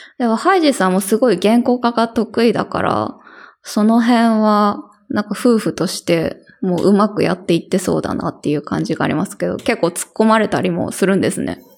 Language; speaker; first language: Japanese; native; Japanese